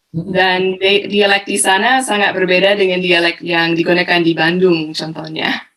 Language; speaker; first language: Indonesian; non-native, fluent; English